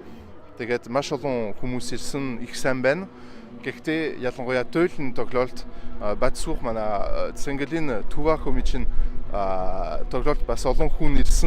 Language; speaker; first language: Mongolian; non-native, fluent; French